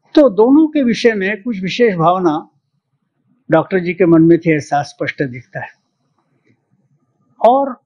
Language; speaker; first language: Hindi; non-native, local second language; Marathi